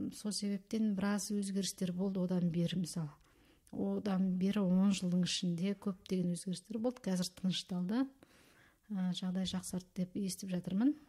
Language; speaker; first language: Kazakh; early bilingual, heritage; Kazakh